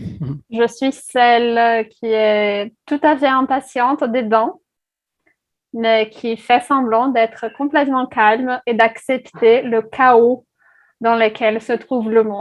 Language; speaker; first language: French; non-native, fluent; Portuguese